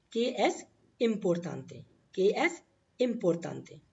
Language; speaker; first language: Spanish; non-native, learner; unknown